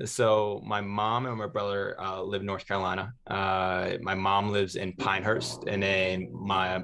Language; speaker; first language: English; native; English